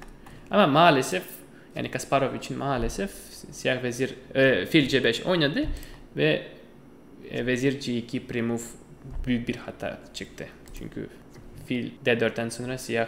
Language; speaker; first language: Turkish; non-native, fluent; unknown